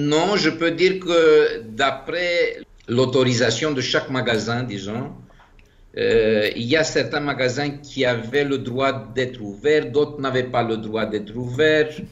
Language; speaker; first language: French; non-native, fluent; Greek